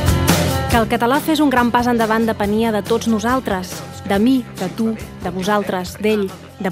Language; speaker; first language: Catalan; native; Catalan